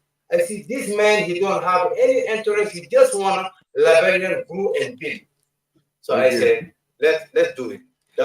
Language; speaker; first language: English; non-native, learner; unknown